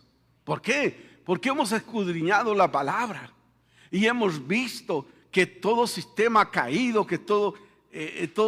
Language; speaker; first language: Spanish; native; Spanish